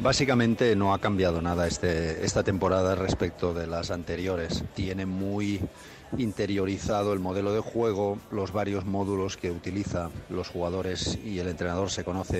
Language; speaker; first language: Spanish; native; Spanish